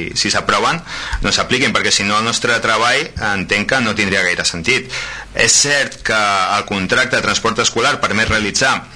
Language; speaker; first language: Catalan; native; Catalan